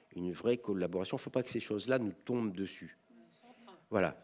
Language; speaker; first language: French; native; French